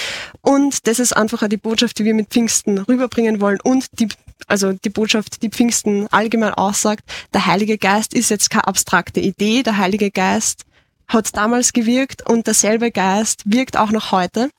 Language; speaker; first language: German; native; German